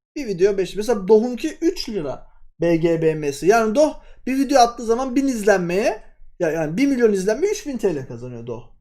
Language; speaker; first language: Turkish; native; Turkish